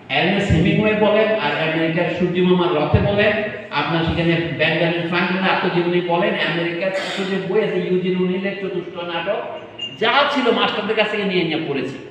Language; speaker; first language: Bangla; native; Bangla